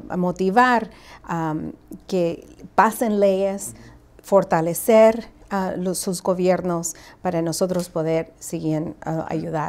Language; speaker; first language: Spanish; early bilingual, heritage; Spanish